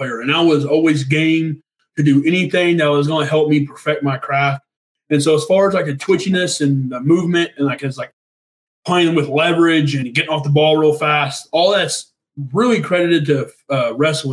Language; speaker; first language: English; native; English